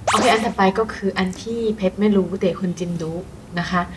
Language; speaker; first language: Thai; non-native, fluent; Chinese